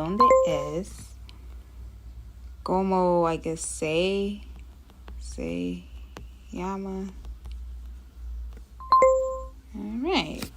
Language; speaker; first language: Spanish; non-native, learner; English